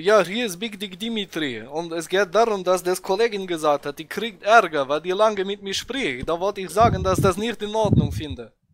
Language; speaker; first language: German; native; German